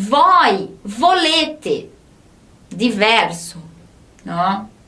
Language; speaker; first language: Italian; non-native, fluent; Portuguese